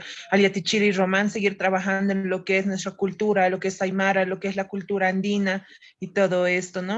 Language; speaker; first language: Spanish; native; Spanish